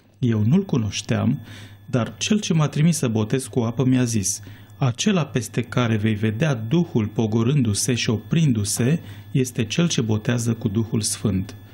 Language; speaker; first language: Romanian; native; Romanian